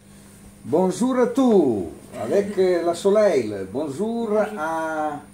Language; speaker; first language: French; non-native, learner; Italian